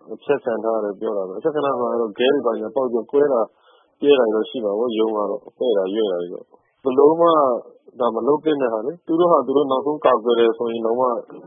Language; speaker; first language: Burmese; native; Burmese